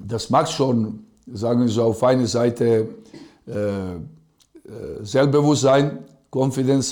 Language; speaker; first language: German; non-native, fluent; Serbian